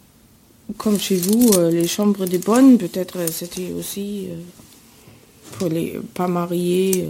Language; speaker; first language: French; non-native, fluent; German